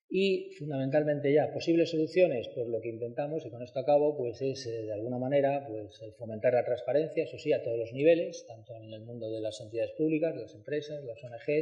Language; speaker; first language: Spanish; native; Spanish